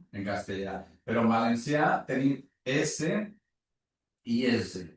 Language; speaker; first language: Catalan; native; Catalan